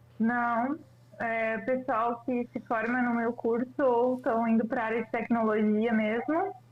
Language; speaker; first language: Portuguese; native; Portuguese